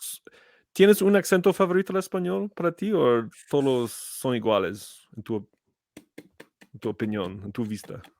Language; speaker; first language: Spanish; non-native, fluent; English